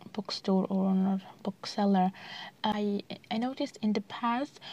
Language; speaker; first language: English; non-native, fluent; Arabic